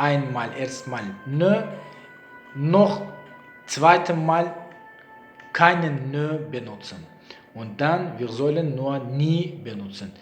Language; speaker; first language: German; non-native, learner; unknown